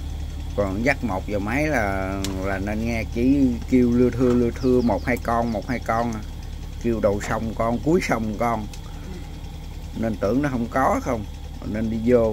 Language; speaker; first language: Vietnamese; native; Vietnamese